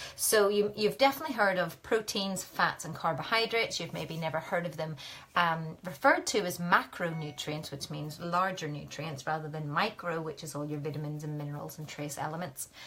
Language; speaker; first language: English; native; English